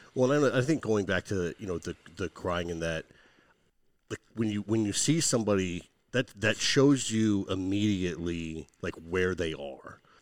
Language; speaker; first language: English; native; English